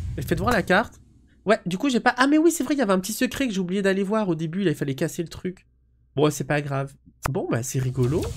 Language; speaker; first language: French; native; French